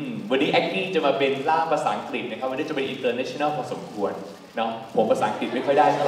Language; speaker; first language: Thai; native; Thai